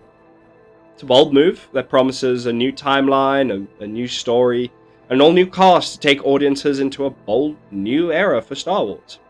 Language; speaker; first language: English; native; English